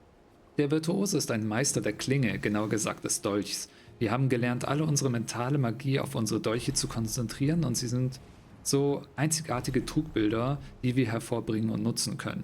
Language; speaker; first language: German; native; German